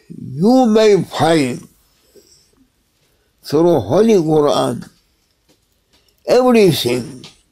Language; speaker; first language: English; non-native, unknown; Turkish